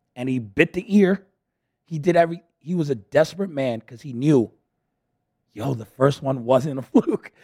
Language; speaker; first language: English; early bilingual, other home language; Spanish